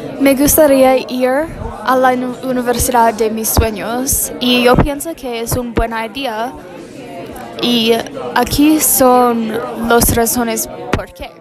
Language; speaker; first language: Spanish; non-native, learner; English